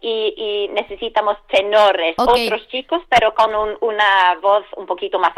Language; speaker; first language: Spanish; non-native, fluent; English